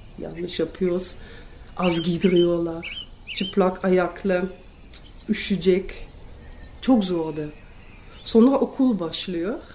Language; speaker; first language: Turkish; non-native, fluent; Dutch